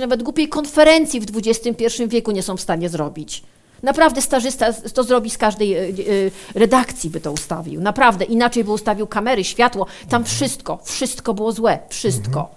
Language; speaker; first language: Polish; native; Polish